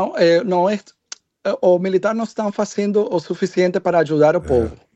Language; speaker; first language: Portuguese; non-native, learner; Spanish